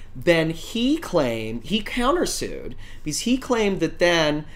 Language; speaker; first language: English; native; English